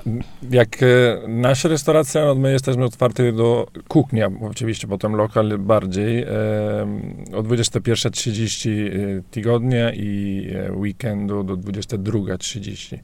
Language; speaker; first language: Polish; non-native, learner; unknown